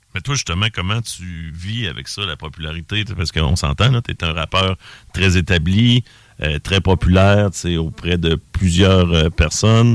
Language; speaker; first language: French; native; French